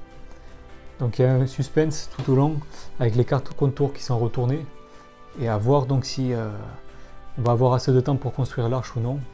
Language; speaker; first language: French; native; French